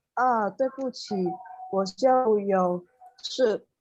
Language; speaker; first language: Chinese; non-native, learner; Indonesian